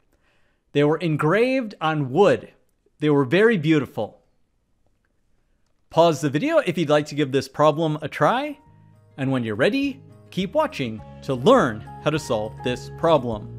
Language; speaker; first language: English; native; English